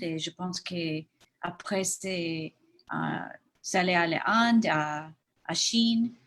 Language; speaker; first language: French; non-native, learner; English